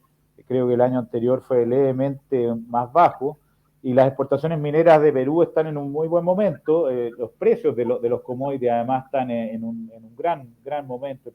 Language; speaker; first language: Spanish; native; Spanish